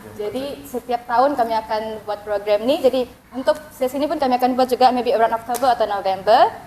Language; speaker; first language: Malay; native; Malay